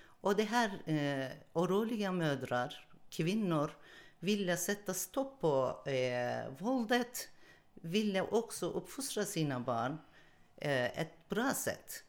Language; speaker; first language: Swedish; non-native, learner; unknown